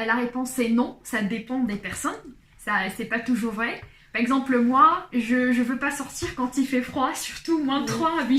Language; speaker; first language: French; non-native, local second language; Arabic